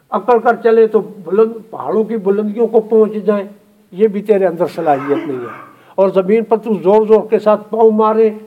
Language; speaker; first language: Urdu; non-native, local second language; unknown